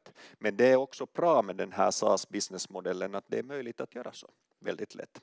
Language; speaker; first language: Swedish; non-native, local second language; Finnish